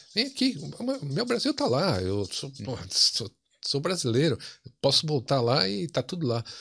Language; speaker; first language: Portuguese; native; Portuguese